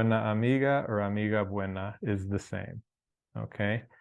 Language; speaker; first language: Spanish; non-native, fluent; English